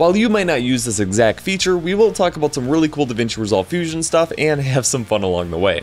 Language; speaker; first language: English; native; English